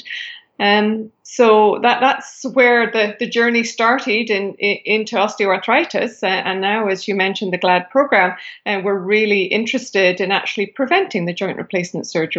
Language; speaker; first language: English; native; English